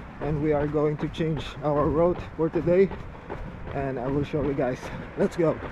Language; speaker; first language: English; non-native, local second language; Filipino